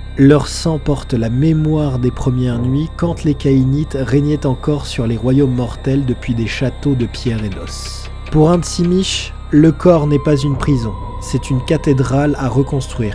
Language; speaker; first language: French; native; French